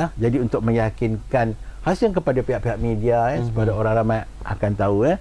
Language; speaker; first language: Malay; native; Malay